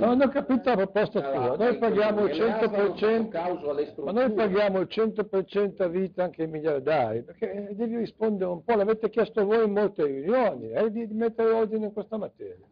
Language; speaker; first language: Italian; native; Italian